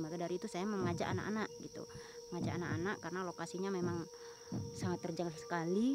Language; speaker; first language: Indonesian; native; Indonesian